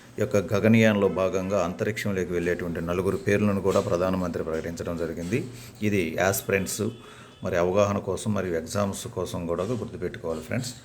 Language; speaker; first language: Telugu; native; Telugu